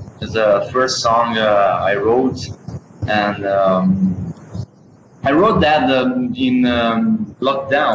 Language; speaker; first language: English; non-native, learner; Italian